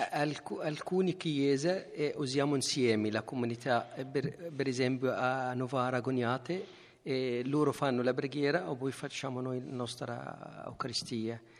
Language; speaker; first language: Italian; non-native, learner; Arabic